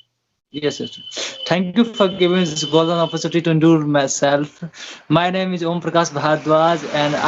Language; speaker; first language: English; non-native, learner; Hindi